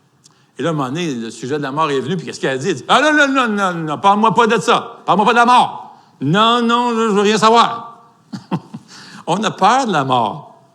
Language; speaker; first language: French; native; French